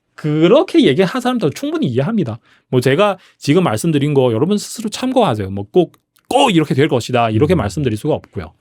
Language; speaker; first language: Korean; early bilingual, heritage; Korean